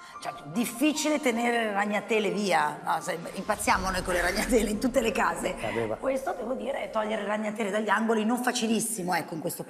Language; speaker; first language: Italian; native; Italian